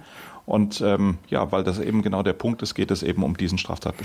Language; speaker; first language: German; native; German